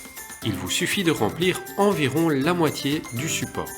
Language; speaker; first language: French; native; French